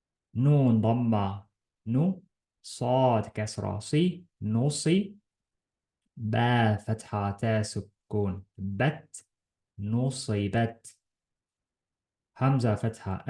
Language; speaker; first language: Arabic; non-native, fluent; Estonian